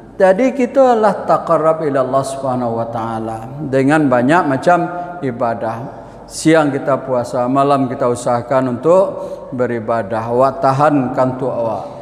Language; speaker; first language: Malay; non-native, local second language; Minangkabau